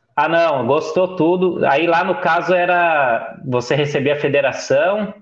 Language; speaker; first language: Portuguese; native; Portuguese